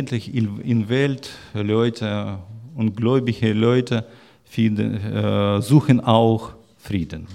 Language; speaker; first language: German; non-native, learner; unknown